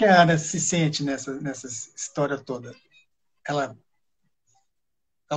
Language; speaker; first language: Portuguese; native; Portuguese